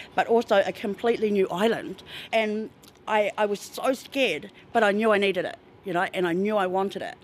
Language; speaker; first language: English; native; English